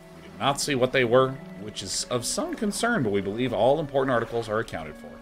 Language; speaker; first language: English; native; English